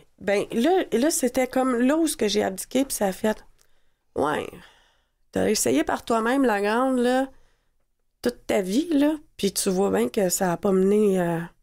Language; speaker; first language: French; native; French